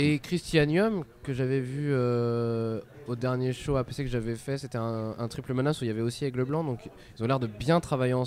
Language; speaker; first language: French; native; French